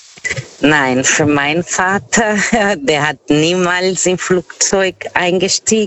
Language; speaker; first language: German; non-native, learner; Portuguese